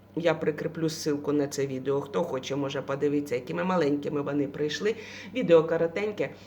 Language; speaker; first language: Ukrainian; non-native, local second language; Russian